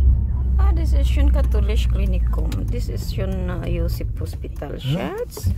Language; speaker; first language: German; non-native, learner; Filipino